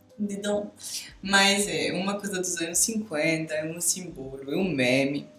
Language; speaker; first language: Portuguese; non-native, fluent; French